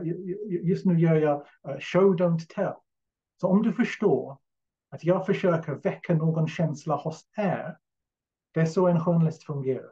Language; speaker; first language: Swedish; non-native, fluent; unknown